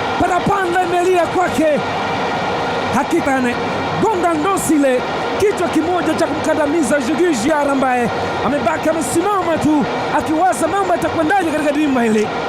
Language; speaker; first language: Swahili; native; Swahili